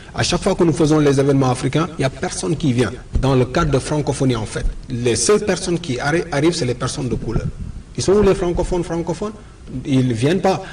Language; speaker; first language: French; non-native, local second language; Wolof